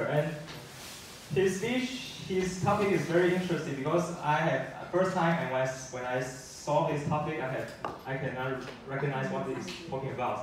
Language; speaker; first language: English; non-native, learner; Chinese